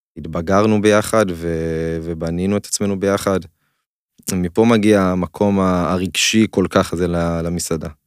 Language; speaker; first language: Hebrew; native; Hebrew